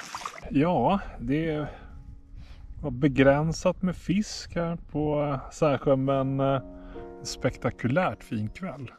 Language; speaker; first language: Swedish; native; Swedish